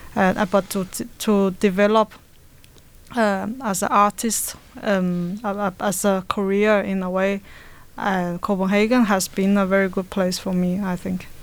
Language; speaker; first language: English; non-native, learner; Chinese